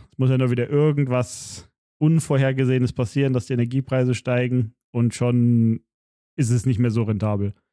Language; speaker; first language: German; native; German